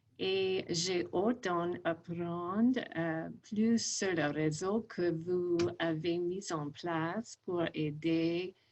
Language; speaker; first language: French; non-native, fluent; English